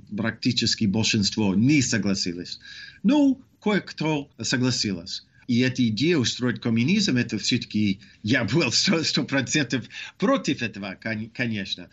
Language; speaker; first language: Russian; non-native, fluent; English